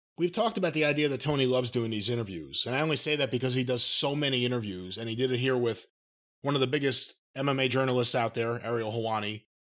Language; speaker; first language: English; native; English